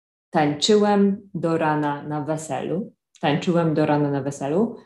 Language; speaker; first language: Polish; native; Polish